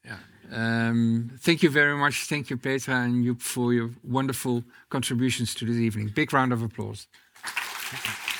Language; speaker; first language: English; non-native, fluent; Dutch